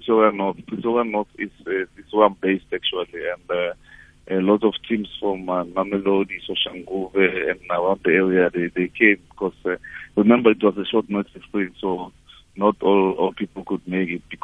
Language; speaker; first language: English; non-native, local second language; Tswana